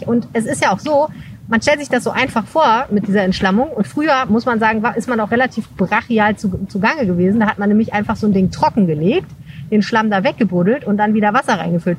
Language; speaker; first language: German; native; German